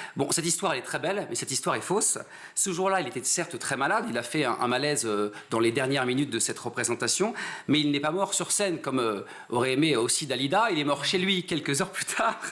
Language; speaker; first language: French; native; French